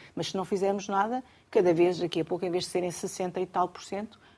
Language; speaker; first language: Portuguese; native; Portuguese